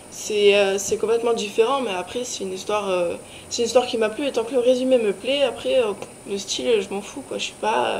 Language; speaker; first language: French; native; French